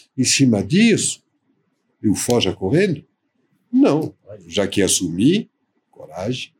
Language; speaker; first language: Portuguese; non-native, fluent; French